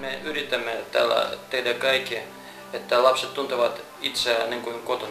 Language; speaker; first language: Finnish; non-native, fluent; Russian